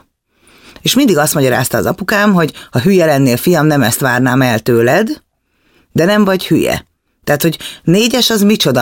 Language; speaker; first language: Hungarian; native; Hungarian